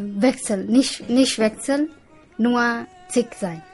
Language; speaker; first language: German; non-native, learner; Punjabi